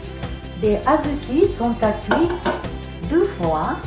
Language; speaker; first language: French; non-native, fluent; Japanese